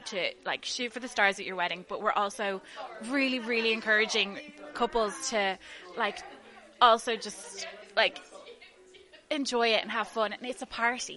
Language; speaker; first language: English; native; English